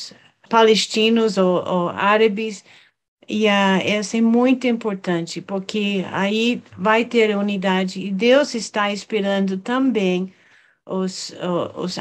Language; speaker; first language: Portuguese; non-native, fluent; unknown